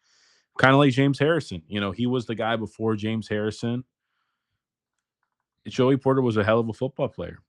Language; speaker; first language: English; native; English